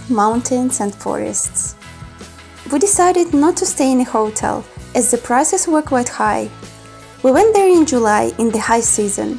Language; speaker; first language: English; non-native, fluent; Kazakh